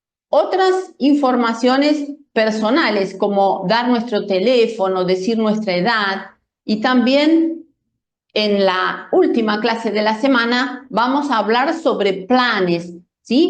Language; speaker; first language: Spanish; non-native, fluent; Portuguese